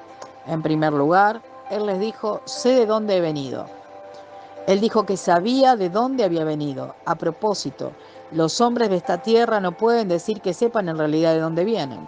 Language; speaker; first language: Spanish; native; Spanish